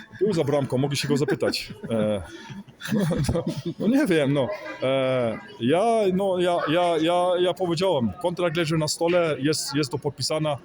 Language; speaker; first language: Polish; early bilingual, heritage; Polish